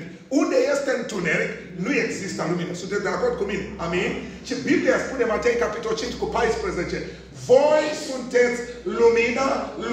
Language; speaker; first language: Romanian; non-native, fluent; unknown